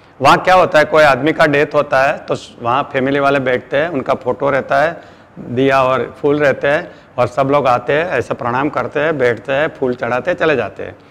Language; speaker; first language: Hindi; non-native, local second language; Gujarati